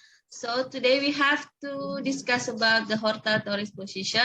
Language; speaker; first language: English; non-native, local second language; Indonesian